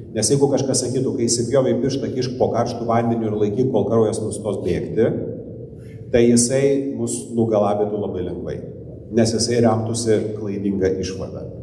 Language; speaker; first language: Lithuanian; non-native, local second language; Polish